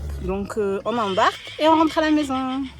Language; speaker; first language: French; native; French